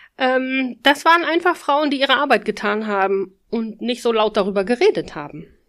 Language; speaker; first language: German; native; German